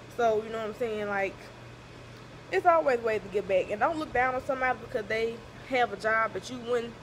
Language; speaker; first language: English; native; English